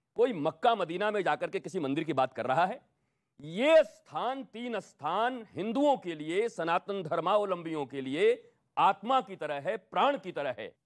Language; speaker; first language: Hindi; native; Hindi